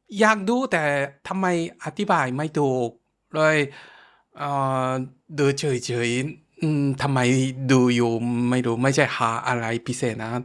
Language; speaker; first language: Thai; non-native, fluent; Japanese